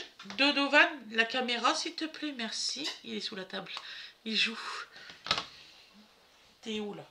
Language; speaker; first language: French; native; French